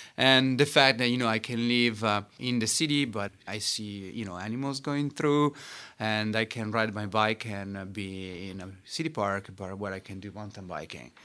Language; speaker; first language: English; non-native, fluent; Italian